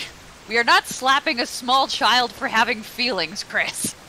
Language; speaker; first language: English; native; English